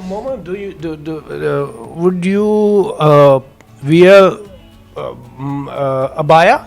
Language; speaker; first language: English; non-native, local second language; Urdu